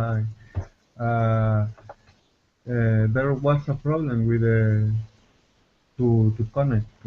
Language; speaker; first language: English; non-native, learner; Spanish